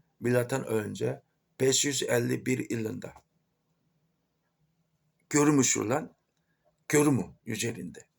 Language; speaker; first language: Turkish; non-native, fluent; Korean